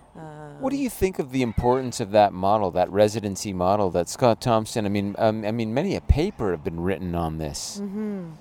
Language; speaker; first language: English; native; English